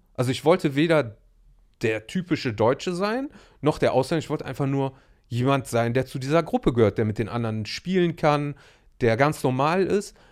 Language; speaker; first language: German; early bilingual, other home language; Arabic